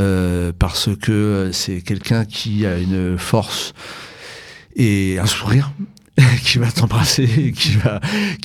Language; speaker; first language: French; native; French